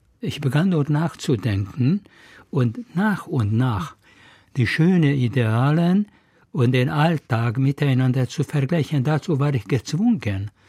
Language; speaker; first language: German; non-native, fluent; Hungarian